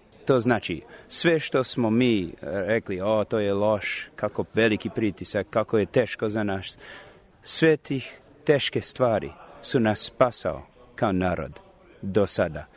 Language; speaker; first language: Croatian; non-native, learner; English